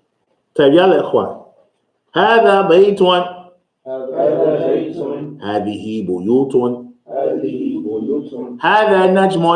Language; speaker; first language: Arabic; non-native, fluent; English